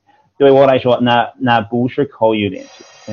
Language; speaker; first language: Chinese; non-native, fluent; English